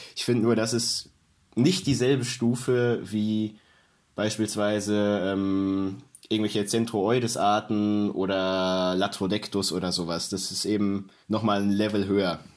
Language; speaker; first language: German; native; German